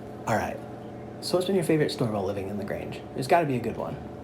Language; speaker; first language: English; native; English